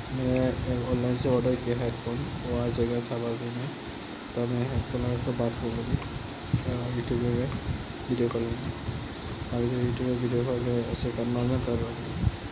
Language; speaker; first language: Hindi; non-native, local second language; Bangla